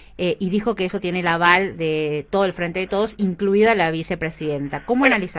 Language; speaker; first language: Spanish; native; Spanish